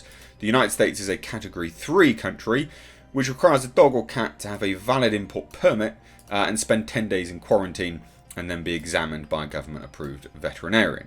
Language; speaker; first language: English; native; English